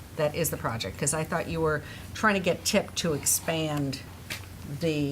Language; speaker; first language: English; native; English